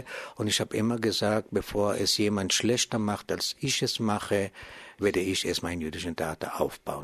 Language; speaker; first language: German; non-native, fluent; Hebrew